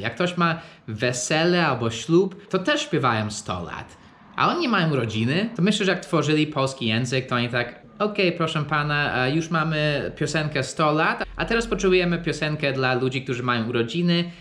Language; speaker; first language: Polish; non-native, fluent; English